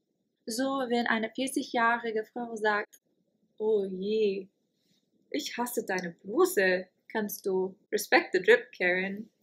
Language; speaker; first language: German; non-native, fluent; English